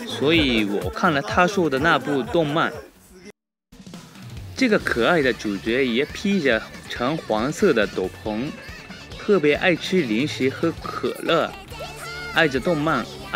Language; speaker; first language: Chinese; native; Chinese